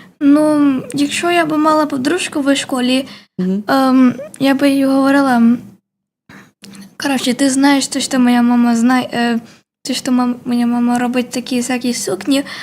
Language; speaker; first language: Ukrainian; early bilingual, heritage; Ukrainian